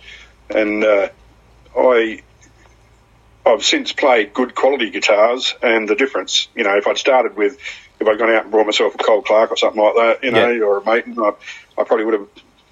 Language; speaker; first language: English; native; English